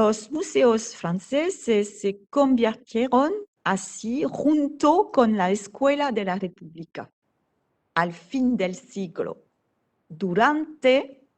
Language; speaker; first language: Spanish; non-native, fluent; French